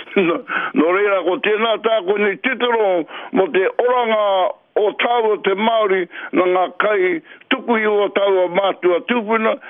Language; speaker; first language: Māori; native; Māori